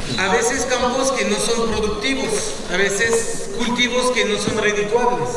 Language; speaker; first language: Spanish; non-native, fluent; French